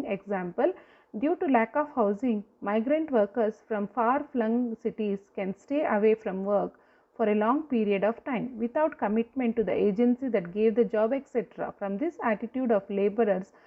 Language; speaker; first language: English; non-native, local second language; Kannada